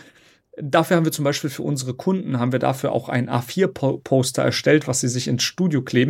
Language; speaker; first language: German; native; German